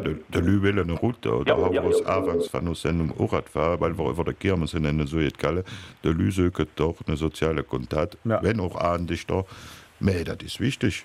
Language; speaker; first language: German; native; German